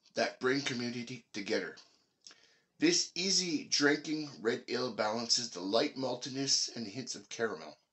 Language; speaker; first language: English; early bilingual, other home language; French